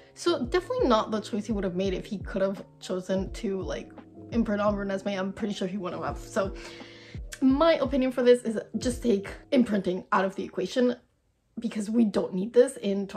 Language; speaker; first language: English; native; English